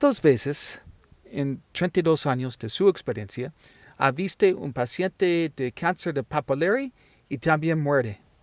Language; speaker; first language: Spanish; non-native, learner; English